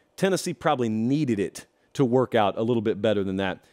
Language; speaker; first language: English; native; English